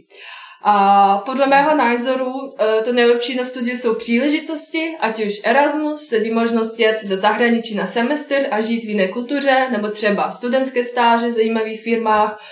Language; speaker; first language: Czech; non-native, fluent; Bosnian